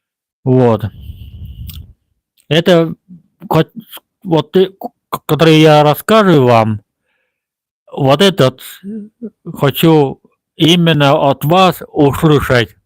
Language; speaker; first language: Russian; non-native, local second language; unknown